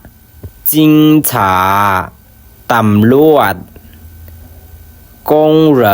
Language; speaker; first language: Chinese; non-native, fluent; Lao